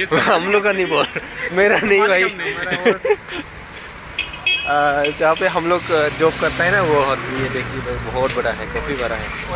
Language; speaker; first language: Hindi; non-native, local second language; Bangla